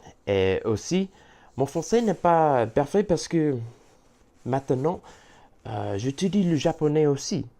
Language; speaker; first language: French; non-native, learner; English